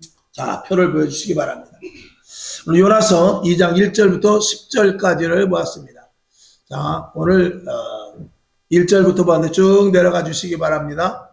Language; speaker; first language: Korean; native; Korean